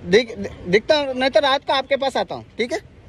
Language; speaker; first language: Hindi; non-native, local second language; Telugu